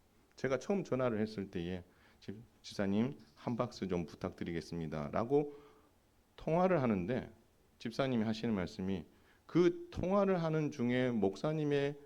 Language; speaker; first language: Korean; native; Korean